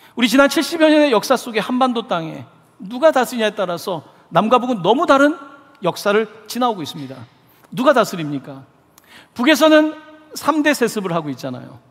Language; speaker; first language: Korean; native; Korean